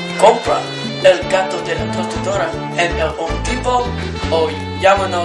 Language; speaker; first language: Spanish; non-native, learner; English